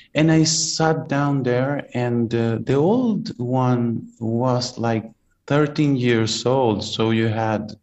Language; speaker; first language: English; non-native, fluent; Spanish